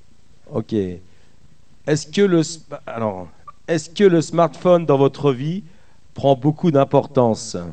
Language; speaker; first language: French; native; French